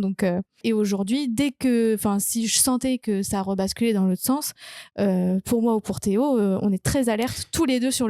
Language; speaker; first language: French; native; French